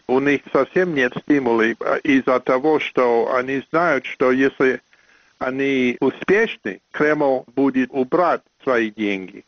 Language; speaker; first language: Russian; non-native, fluent; English